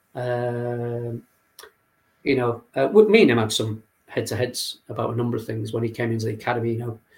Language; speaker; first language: English; native; English